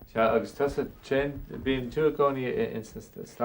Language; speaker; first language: Irish; non-native, local second language; English